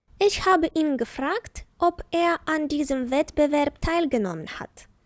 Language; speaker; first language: German; non-native, fluent; Ukrainian